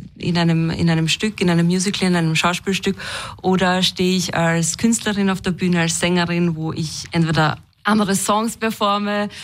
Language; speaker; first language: German; native; German